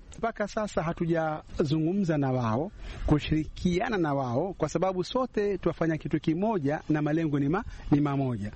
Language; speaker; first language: Swahili; native; Swahili